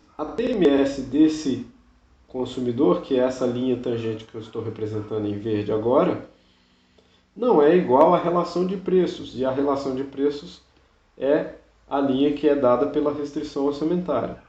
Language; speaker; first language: Portuguese; native; Portuguese